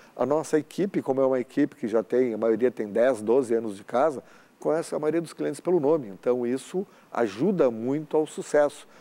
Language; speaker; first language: Portuguese; native; Portuguese